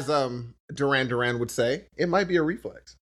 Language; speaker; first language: English; native; English